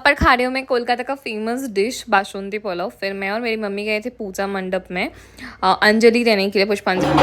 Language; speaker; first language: Hindi; non-native, local second language; Bangla